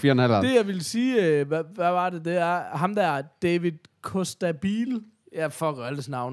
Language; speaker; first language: Danish; native; Danish